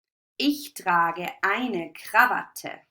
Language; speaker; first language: German; non-native, fluent; English